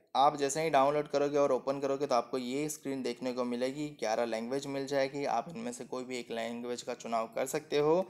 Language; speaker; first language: Hindi; non-native, local second language; Gujarati